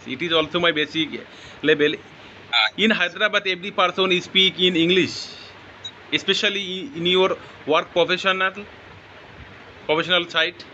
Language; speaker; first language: English; non-native, learner; Bangla